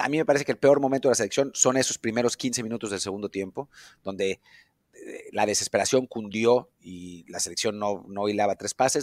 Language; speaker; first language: Spanish; native; Spanish